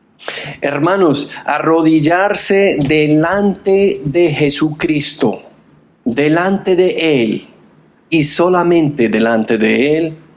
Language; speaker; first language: Spanish; non-native, fluent; English